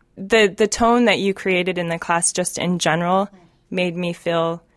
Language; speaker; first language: English; native; English